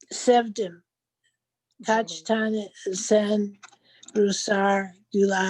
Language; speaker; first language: Turkish; non-native, learner; English